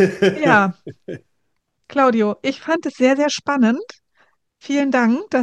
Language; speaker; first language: German; native; German